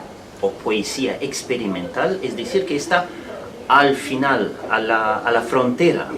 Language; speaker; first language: Spanish; non-native, fluent; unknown